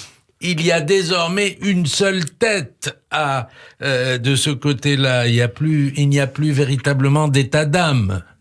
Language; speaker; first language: French; native; French